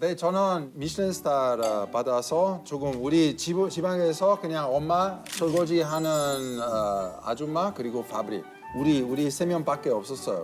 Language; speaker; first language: Korean; non-native, learner; Italian